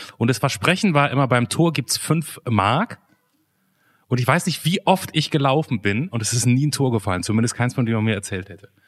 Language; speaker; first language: German; native; German